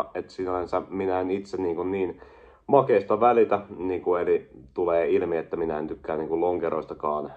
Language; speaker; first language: Finnish; native; Finnish